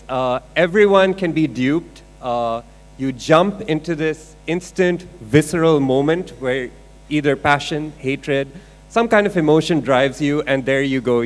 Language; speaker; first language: English; non-native, local second language; Urdu